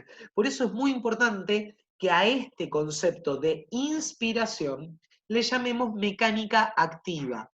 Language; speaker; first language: Spanish; native; Spanish